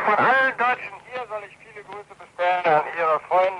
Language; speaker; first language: German; native; German